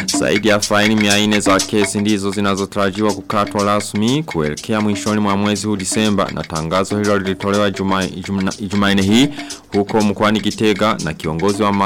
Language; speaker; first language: Swahili; non-native, local second language; Rundi